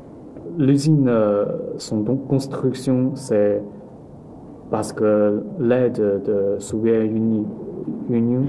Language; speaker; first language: French; non-native, learner; Chinese